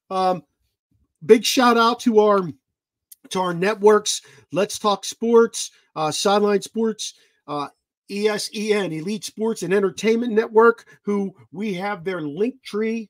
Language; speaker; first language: English; native; English